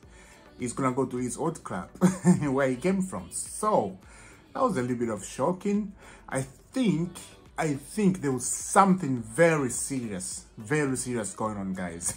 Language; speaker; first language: English; non-native, fluent; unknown